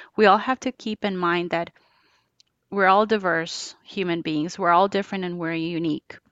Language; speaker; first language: English; non-native, fluent; Spanish